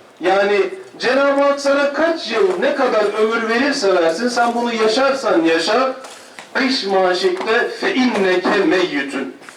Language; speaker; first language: Turkish; native; Turkish